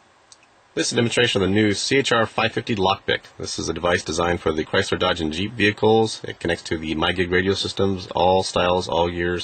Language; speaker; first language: English; native; English